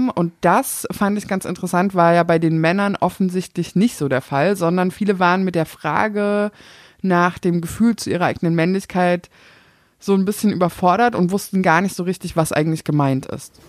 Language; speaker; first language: German; native; German